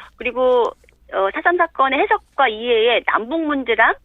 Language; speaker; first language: Korean; native; Korean